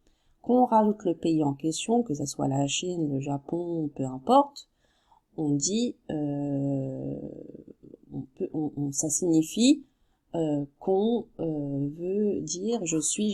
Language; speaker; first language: French; native; French